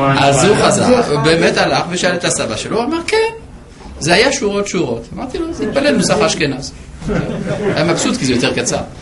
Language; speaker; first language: Hebrew; non-native, fluent; French